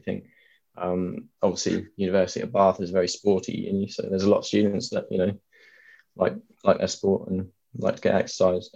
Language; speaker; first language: English; native; English